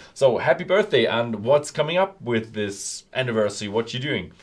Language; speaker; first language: English; non-native, fluent; German